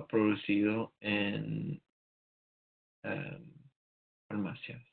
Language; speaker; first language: Spanish; non-native, learner; English